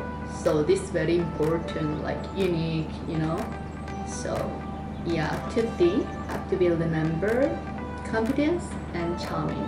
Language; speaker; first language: English; non-native, learner; Korean